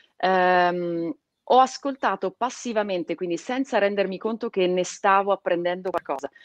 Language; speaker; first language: Italian; native; Italian